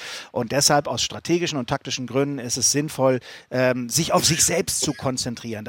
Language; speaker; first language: German; native; German